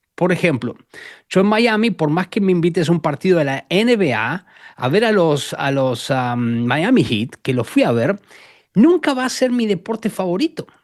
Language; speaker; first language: Spanish; native; Spanish